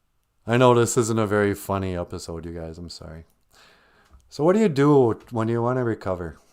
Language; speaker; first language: English; native; English